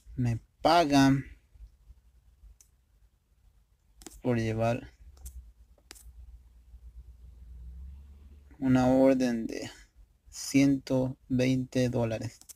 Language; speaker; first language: Spanish; early bilingual, heritage; Spanish